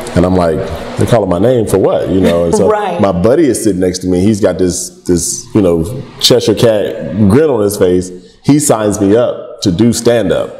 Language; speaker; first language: English; native; English